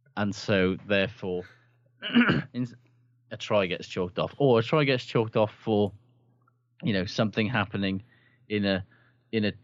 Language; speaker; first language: English; native; English